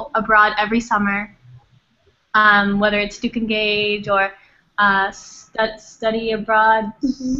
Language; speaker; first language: English; non-native, fluent; Thai